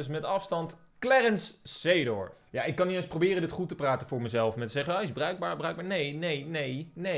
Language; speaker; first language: Dutch; native; Dutch